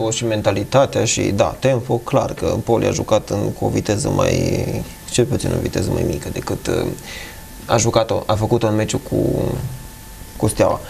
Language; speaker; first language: Romanian; native; Romanian